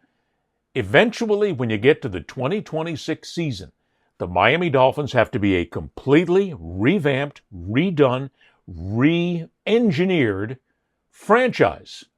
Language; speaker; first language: English; native; English